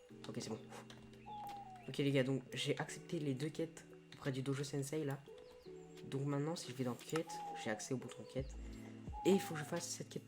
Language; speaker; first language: French; native; French